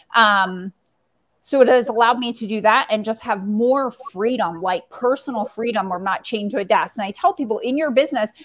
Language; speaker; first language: English; native; English